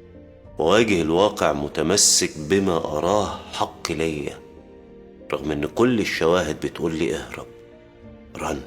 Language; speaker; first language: Arabic; native; Arabic